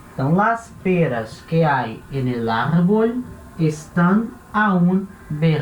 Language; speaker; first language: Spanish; non-native, fluent; Portuguese